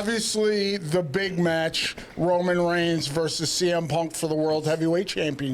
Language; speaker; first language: English; native; English